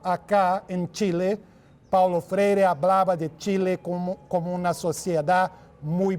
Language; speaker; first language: Spanish; non-native, fluent; Portuguese